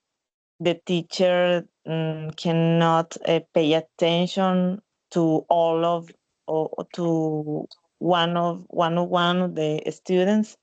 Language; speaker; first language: English; non-native, learner; Spanish